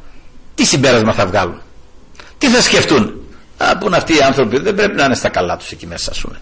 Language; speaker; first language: Greek; native; Greek